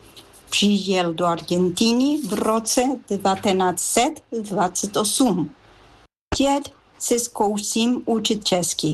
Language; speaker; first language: Czech; non-native, learner; Spanish